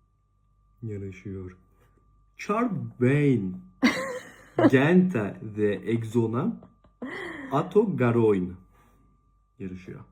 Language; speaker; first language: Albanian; non-native, learner; Turkish